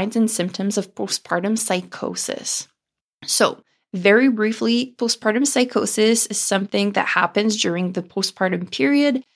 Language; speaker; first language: English; non-native, fluent; French